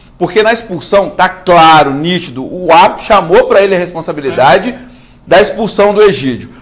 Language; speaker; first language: Portuguese; native; Portuguese